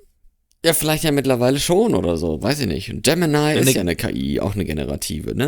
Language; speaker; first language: German; native; German